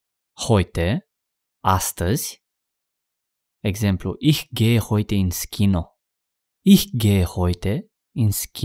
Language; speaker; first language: German; non-native, fluent; Romanian